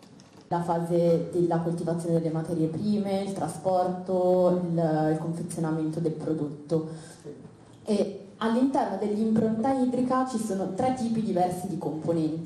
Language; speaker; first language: Italian; native; Italian